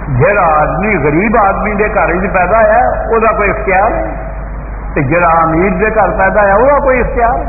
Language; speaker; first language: Urdu; non-native, local second language; Punjabi